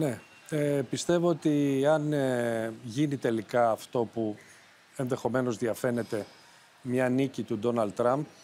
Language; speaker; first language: Greek; native; Greek